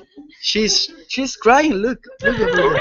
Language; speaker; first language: English; non-native, learner; Spanish